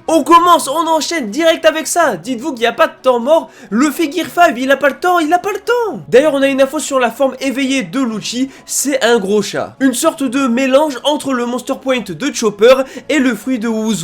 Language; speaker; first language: French; native; French